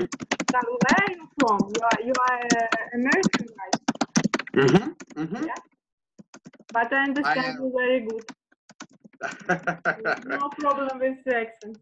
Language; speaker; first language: English; non-native, learner; Russian